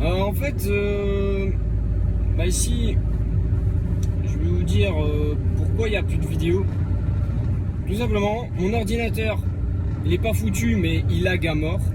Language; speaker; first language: French; native; French